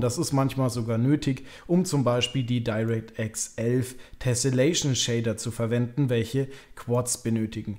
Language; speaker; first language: German; native; German